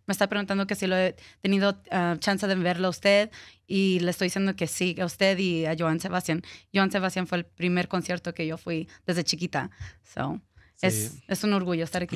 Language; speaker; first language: Spanish; early bilingual, heritage; Spanish